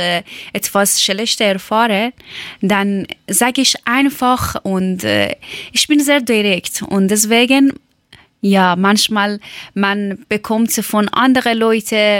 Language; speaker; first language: German; non-native, learner; Persian